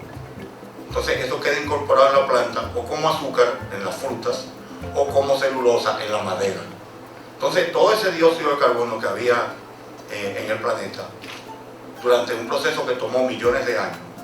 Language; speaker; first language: Spanish; native; Spanish